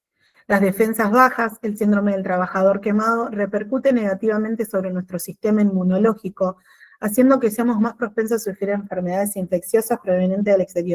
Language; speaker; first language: Spanish; native; Spanish